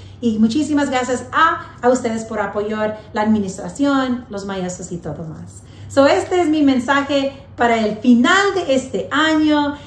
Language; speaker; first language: Spanish; early bilingual, heritage; English